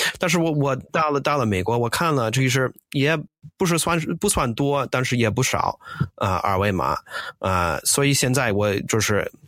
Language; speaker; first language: Chinese; non-native, fluent; English